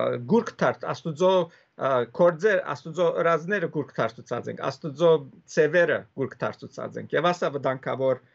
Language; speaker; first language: Armenian; early bilingual, heritage; Armenian